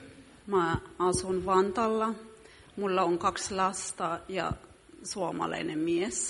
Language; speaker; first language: Finnish; non-native, fluent; Amharic